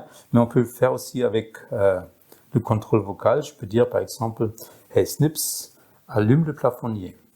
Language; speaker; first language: French; non-native, fluent; German